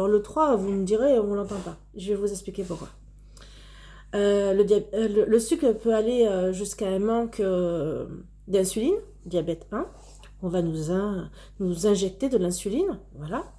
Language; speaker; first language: French; native; French